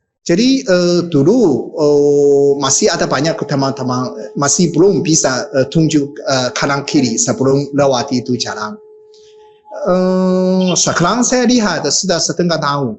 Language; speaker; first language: Indonesian; non-native, learner; Japanese